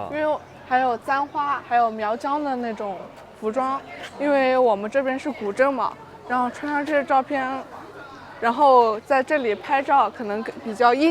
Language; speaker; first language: Chinese; native; Chinese